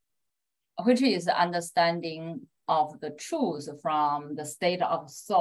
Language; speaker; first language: English; non-native, fluent; Chinese